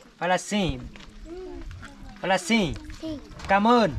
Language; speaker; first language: Portuguese; non-native, learner; Vietnamese